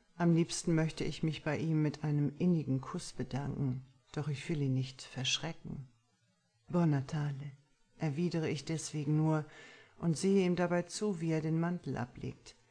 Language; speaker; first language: German; native; German